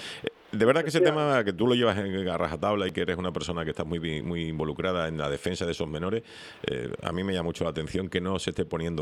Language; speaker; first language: Spanish; native; Spanish